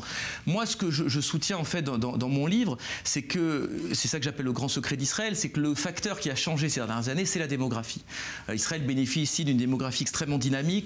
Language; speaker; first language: French; native; French